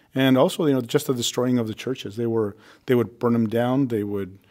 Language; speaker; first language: English; early bilingual, other home language; Spanish